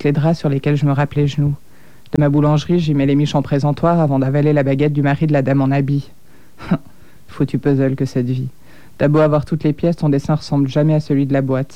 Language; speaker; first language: French; native; French